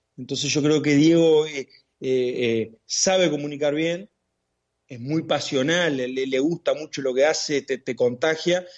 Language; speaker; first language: Spanish; native; Spanish